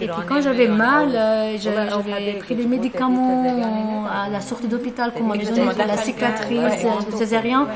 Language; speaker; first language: French; non-native, fluent; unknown